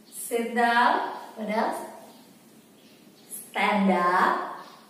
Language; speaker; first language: English; non-native, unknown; Indonesian